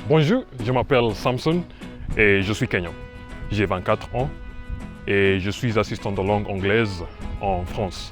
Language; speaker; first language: French; non-native, learner; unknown